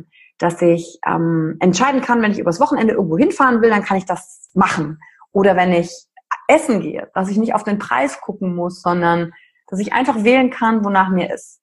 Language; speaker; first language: German; native; German